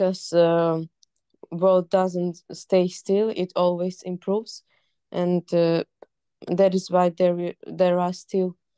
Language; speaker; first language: English; non-native, fluent; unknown